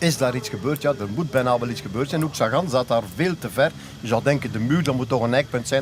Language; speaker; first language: Dutch; native; Dutch